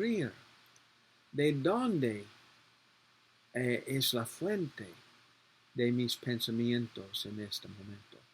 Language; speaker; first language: Spanish; non-native, learner; English